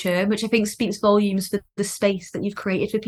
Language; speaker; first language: English; native; English